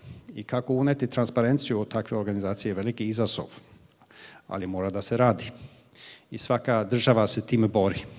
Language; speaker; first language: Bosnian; non-native, fluent; Swedish